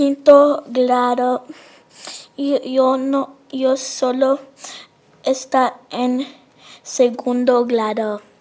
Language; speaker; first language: Spanish; non-native, learner; English